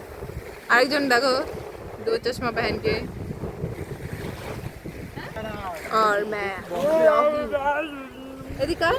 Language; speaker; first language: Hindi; non-native, local second language; Bangla